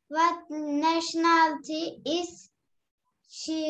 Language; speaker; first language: English; non-native, learner; Turkish